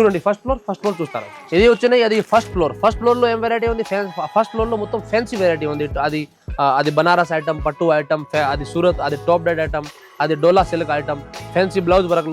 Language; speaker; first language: Telugu; non-native, local second language; Urdu